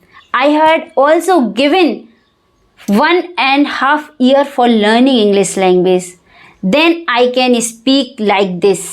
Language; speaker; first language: English; non-native, learner; Hindi